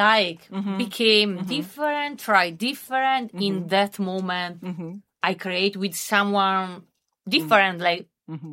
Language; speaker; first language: English; non-native, learner; Italian